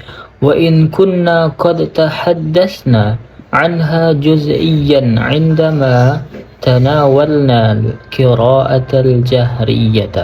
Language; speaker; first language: Arabic; non-native, learner; Indonesian